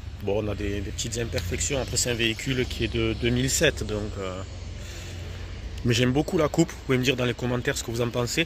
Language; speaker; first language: French; native; French